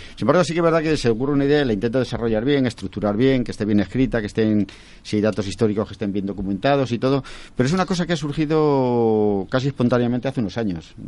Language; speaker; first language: Spanish; native; Spanish